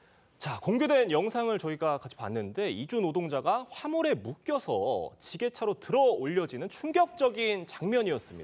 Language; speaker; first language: Korean; native; Korean